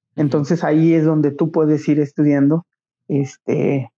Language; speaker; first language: Spanish; native; Spanish